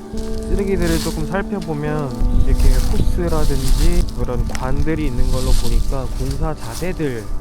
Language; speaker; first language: Korean; native; Korean